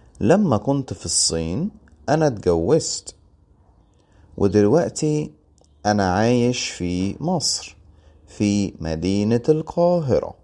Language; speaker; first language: Arabic; early bilingual, heritage; Arabic